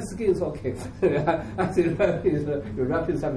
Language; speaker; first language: English; non-native, learner; Chinese